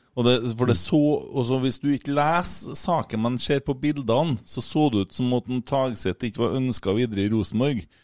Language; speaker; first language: Norwegian; native; Norwegian